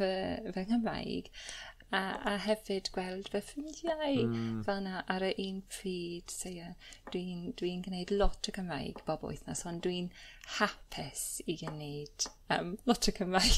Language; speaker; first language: Welsh; non-native, learner; English